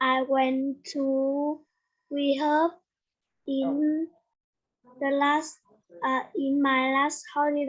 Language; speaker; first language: English; non-native, learner; Vietnamese